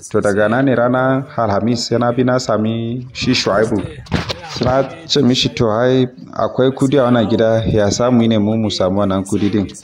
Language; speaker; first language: Hausa; non-native, local second language; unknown